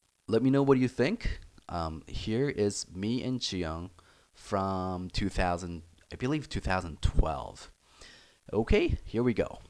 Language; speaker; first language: English; native; English